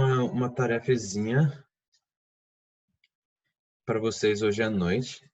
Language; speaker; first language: Portuguese; non-native, fluent; English